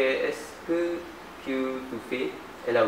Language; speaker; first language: French; non-native, learner; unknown